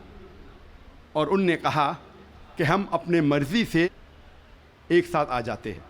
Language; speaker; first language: Urdu; native; Urdu